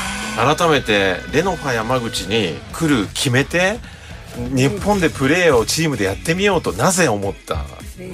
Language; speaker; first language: Japanese; native; Japanese